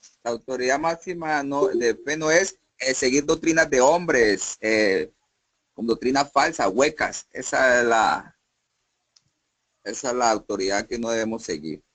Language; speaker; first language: Spanish; native; Spanish